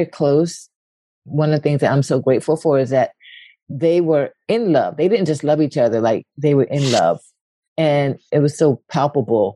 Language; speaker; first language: English; native; English